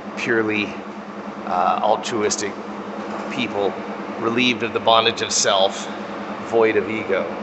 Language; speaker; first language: English; native; English